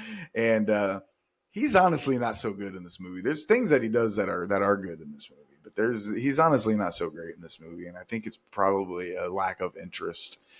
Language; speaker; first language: English; native; English